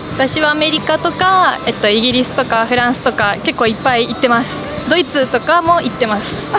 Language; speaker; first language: Japanese; native; Japanese